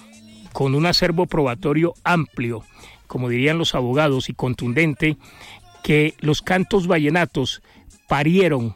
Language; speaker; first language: Spanish; native; Spanish